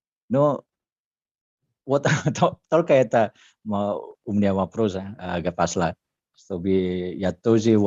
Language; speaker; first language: Russian; non-native, learner; Indonesian